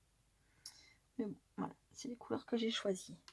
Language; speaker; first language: French; native; French